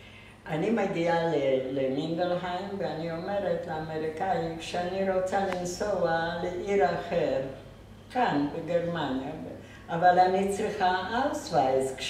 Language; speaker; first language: Hebrew; non-native, fluent; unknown